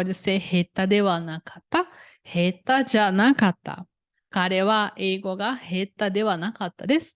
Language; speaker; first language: Japanese; non-native, fluent; Portuguese